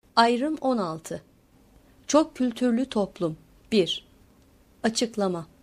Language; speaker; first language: Turkish; non-native, local second language; Kurdish